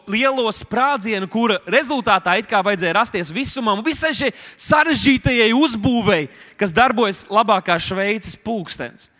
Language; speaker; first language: Latvian; native; Latvian